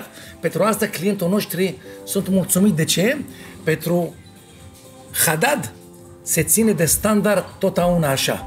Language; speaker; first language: Romanian; non-native, fluent; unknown